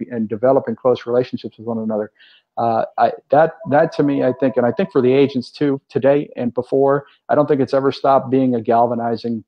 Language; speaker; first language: English; native; English